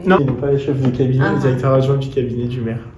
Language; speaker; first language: French; native; French